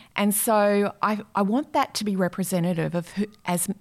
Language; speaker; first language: English; native; English